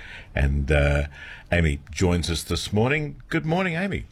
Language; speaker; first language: English; native; English